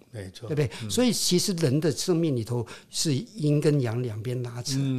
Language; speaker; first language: Chinese; non-native, local second language; Min Nan Chinese